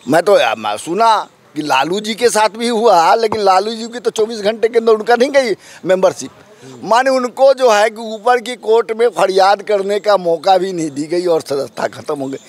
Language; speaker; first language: Hindi; native; Hindi